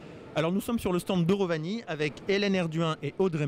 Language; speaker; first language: French; native; French